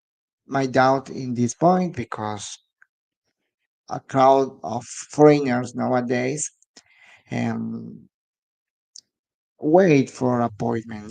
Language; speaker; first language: English; non-native, learner; Spanish